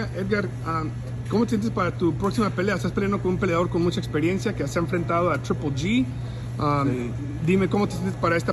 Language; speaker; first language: Spanish; native; Spanish